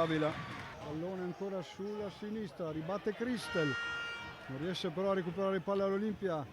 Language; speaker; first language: Italian; native; Italian